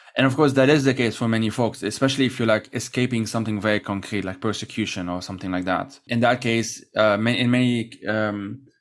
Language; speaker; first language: English; non-native, fluent; Arabic